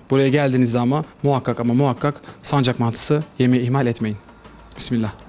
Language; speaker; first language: Turkish; native; Turkish